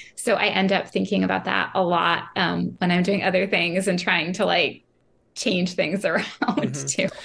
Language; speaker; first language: English; native; English